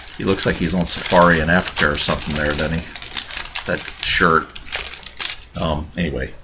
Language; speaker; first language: English; native; English